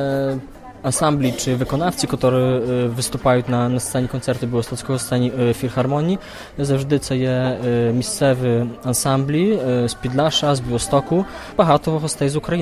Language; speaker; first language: Ukrainian; early bilingual, heritage; Ukrainian